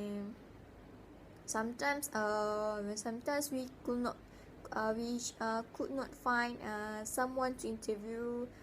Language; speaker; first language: English; non-native, learner; Malay